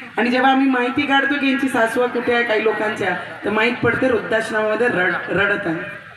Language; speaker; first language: Marathi; non-native, local second language; Hindi